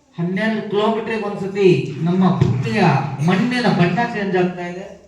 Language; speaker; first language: Kannada; non-native, local second language; Urdu